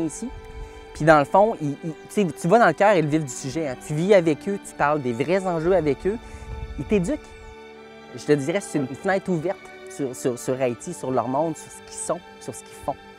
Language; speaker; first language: French; native; French